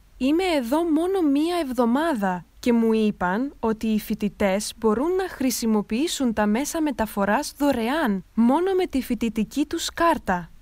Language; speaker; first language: Greek; native; Greek